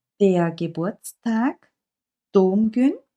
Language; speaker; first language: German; non-native, fluent; Turkish